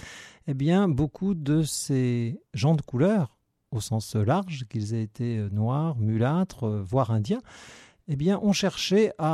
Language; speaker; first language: French; native; French